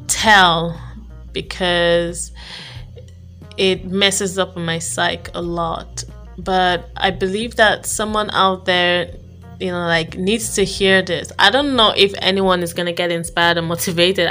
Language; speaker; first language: English; non-native, local second language; Igbo